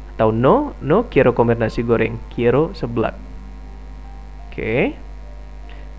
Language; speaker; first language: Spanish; non-native, fluent; Indonesian